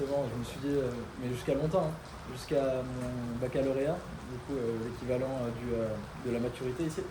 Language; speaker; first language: French; native; French